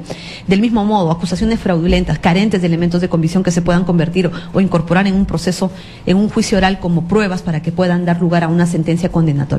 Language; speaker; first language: Spanish; native; Spanish